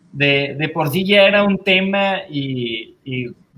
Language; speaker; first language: Spanish; native; Spanish